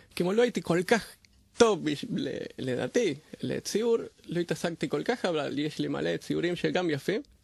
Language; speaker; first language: Hebrew; non-native, fluent; Spanish